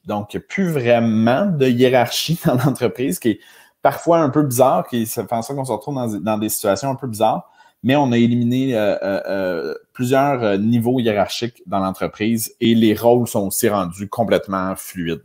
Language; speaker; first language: French; native; French